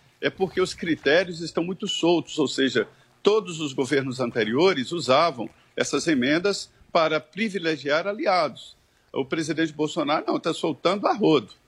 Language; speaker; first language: Portuguese; native; Portuguese